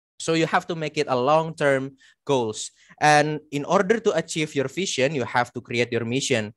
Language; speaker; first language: English; non-native, fluent; Indonesian